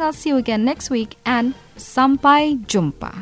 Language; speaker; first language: English; non-native, fluent; Indonesian